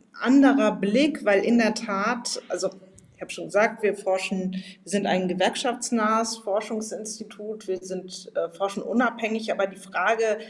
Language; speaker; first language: German; native; German